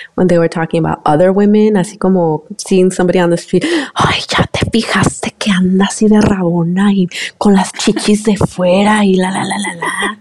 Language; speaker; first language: English; early bilingual, other home language; Spanish